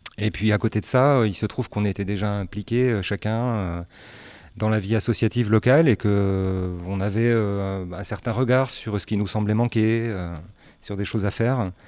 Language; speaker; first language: French; native; French